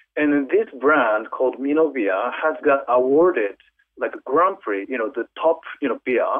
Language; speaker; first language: English; non-native, fluent; Japanese